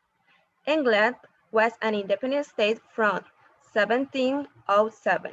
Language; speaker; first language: English; non-native, learner; Spanish